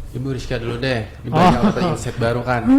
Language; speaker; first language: Indonesian; non-native, local second language; Banjar